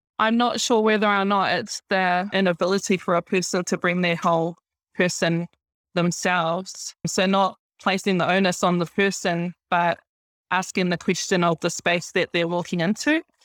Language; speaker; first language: English; native; English